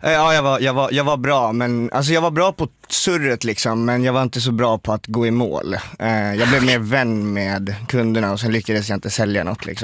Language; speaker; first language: Swedish; native; Swedish